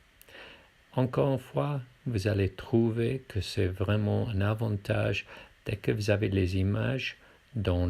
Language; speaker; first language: French; non-native, fluent; English